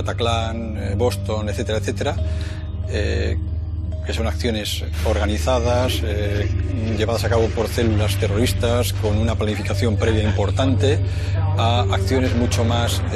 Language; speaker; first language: Spanish; native; Spanish